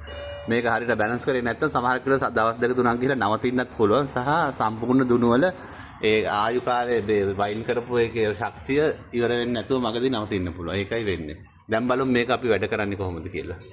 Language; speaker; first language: Sinhala; native; Sinhala